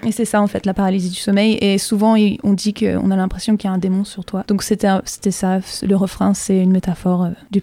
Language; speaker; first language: French; native; French